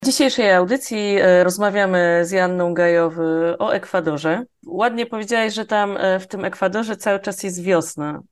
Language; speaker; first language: Polish; native; Polish